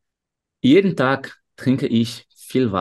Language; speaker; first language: German; non-native, fluent; Portuguese